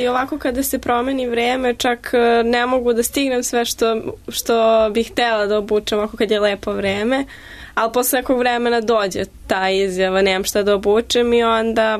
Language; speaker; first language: Serbian; native; Serbian